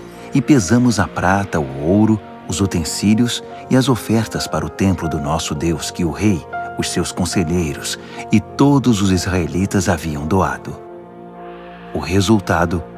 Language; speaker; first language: Portuguese; native; Portuguese